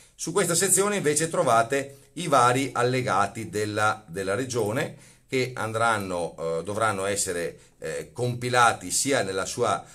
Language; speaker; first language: Italian; native; Italian